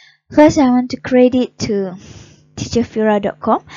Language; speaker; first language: English; non-native, local second language; Malay